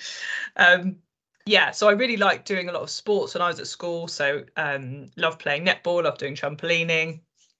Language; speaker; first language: English; native; English